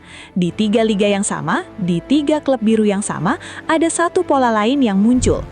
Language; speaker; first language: Indonesian; native; Indonesian